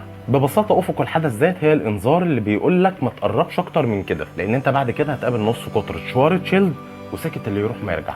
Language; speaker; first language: Arabic; native; Arabic